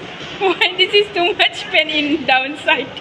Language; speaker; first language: English; non-native, learner; Indonesian